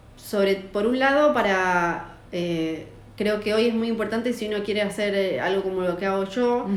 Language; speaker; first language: Spanish; native; Spanish